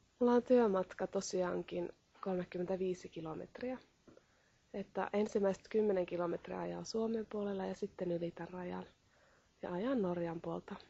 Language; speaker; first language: Finnish; native; Finnish